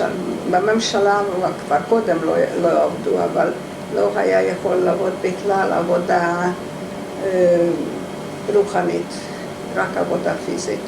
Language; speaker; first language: Hebrew; non-native, fluent; Hungarian